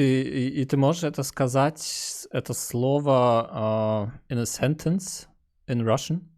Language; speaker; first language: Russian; early bilingual, heritage; German